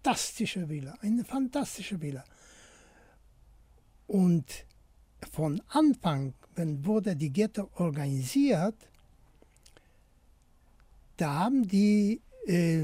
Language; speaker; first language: German; non-native, fluent; Polish